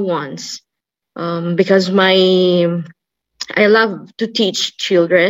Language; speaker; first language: English; non-native, local second language; Cebuano